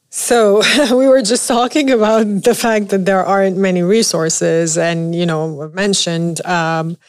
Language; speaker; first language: English; non-native, fluent; Arabic